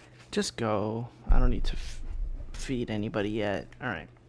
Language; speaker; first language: English; early bilingual, other home language; Spanish